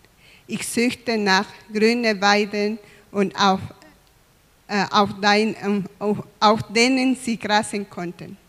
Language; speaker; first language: German; non-native, fluent; Spanish